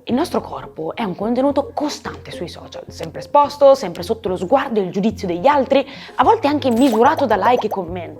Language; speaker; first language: Italian; native; Italian